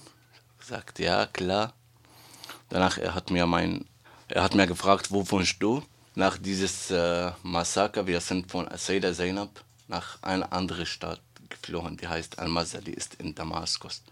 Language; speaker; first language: German; non-native, learner; Arabic